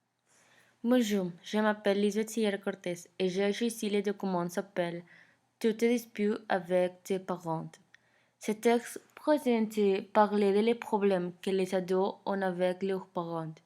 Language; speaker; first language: French; non-native, learner; Spanish